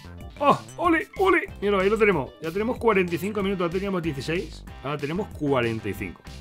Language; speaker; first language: Spanish; native; Spanish